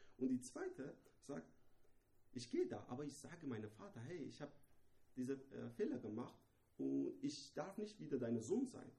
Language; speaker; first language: German; non-native, fluent; Persian